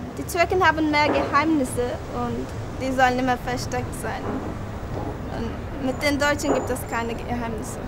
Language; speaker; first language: German; non-native, fluent; Turkish